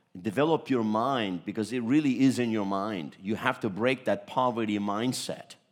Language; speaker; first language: English; early bilingual, other home language; Turkish